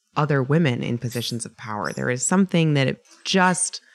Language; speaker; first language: English; native; English